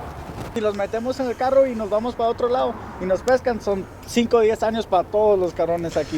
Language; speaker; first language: Spanish; native; Spanish